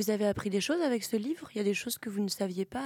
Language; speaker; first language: French; native; French